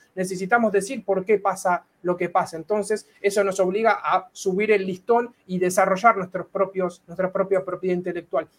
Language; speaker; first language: Spanish; native; Spanish